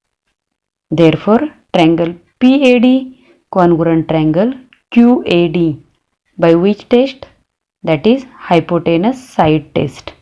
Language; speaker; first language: English; non-native, local second language; Marathi